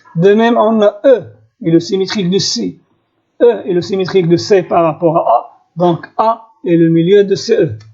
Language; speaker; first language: French; non-native, local second language; Arabic